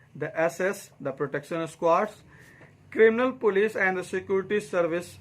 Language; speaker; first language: English; non-native, local second language; Hindi